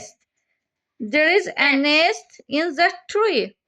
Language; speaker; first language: English; non-native, learner; Azerbaijani